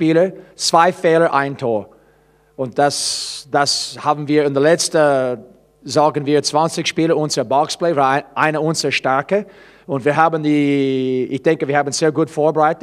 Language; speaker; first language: German; non-native, fluent; English